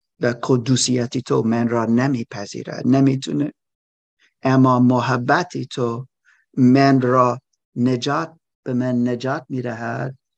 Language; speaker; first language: Persian; non-native, learner; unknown